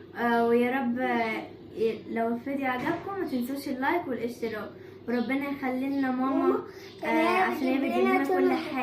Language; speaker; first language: Arabic; native; Arabic